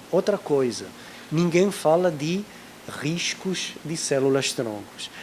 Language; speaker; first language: Portuguese; non-native, fluent; Italian